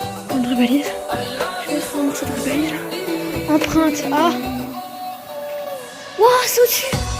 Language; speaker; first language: French; native; French